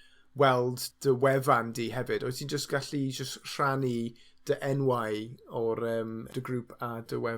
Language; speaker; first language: Welsh; non-native, learner; English